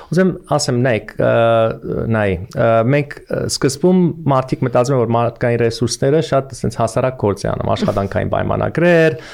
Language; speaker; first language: Armenian; early bilingual, heritage; Armenian